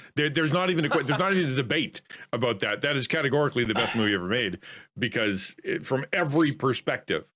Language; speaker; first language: English; native; English